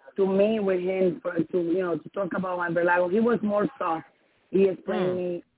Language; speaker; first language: English; non-native, learner; Spanish